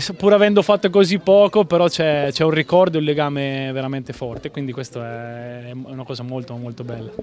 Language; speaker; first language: Italian; native; Italian